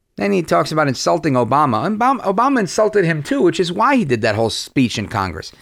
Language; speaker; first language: English; early bilingual, other home language; Spanish